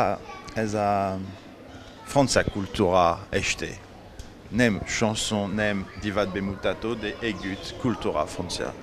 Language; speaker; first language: Hungarian; non-native, learner; French